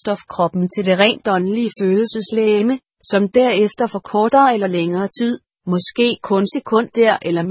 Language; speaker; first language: Danish; native; Danish